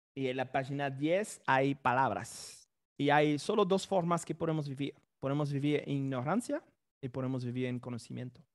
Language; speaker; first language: Spanish; non-native, fluent; French